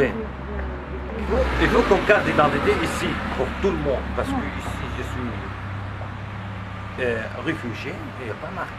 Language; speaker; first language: French; non-native, learner; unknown